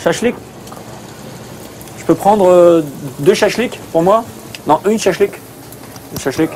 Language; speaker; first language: French; native; French